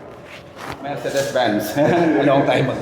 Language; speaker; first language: English; non-native, learner; Indonesian